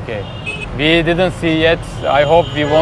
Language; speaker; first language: English; non-native, learner; Turkish